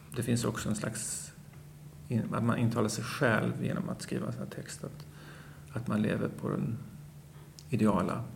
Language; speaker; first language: Swedish; native; Swedish